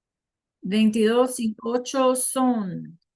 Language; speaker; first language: Spanish; non-native, fluent; English